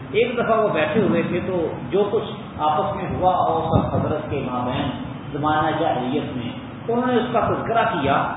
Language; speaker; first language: Urdu; non-native, local second language; Punjabi